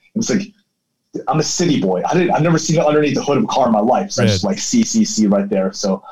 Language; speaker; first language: English; early bilingual, other home language; Chinese